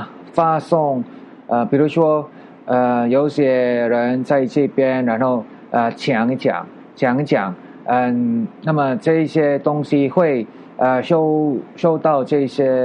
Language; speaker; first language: Chinese; non-native, learner; Filipino